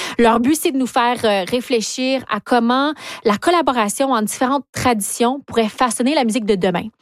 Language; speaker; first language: French; native; French